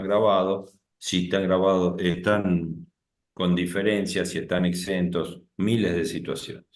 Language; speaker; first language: Spanish; native; Spanish